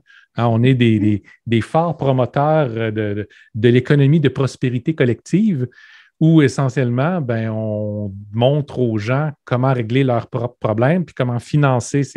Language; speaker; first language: French; native; French